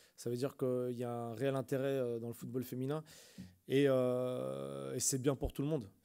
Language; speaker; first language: French; native; French